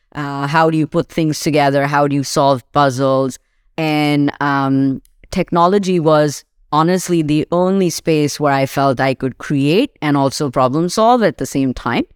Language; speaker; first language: English; non-native, local second language; Urdu